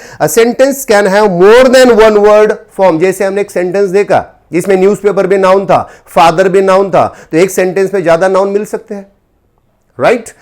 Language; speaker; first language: Hindi; non-native, local second language; Marathi